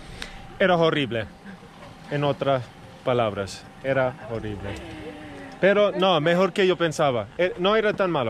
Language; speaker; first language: Spanish; non-native, learner; English